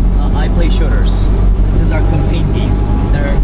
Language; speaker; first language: English; non-native, local second language; Italian